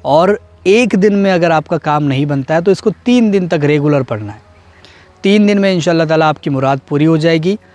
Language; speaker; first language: Hindi; native; Hindi